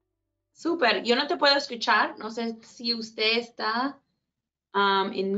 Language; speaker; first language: Spanish; early bilingual, heritage; Spanish